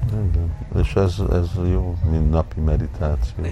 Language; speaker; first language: Hungarian; early bilingual, heritage; Hungarian